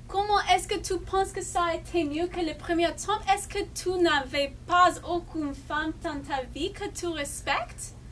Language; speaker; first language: French; non-native, learner; English